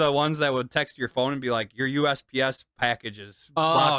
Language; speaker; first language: English; native; English